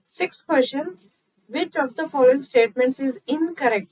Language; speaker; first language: English; non-native, local second language; Kannada